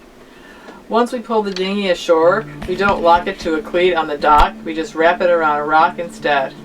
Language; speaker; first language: English; native; English